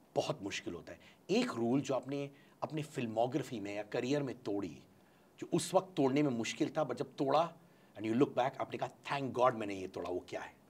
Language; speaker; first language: Hindi; non-native, local second language; Tamil